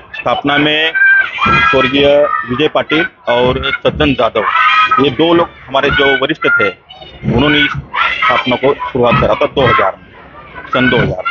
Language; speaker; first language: Hindi; non-native, local second language; Marathi